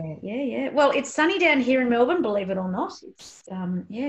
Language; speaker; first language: English; native; English